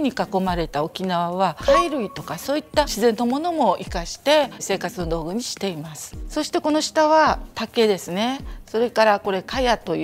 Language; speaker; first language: Japanese; native; Japanese